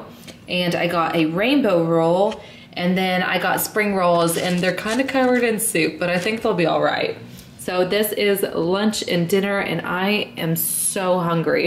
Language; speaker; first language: English; native; English